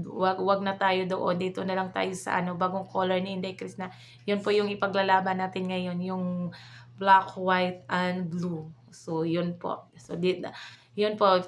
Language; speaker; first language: Filipino; non-native, local second language; Waray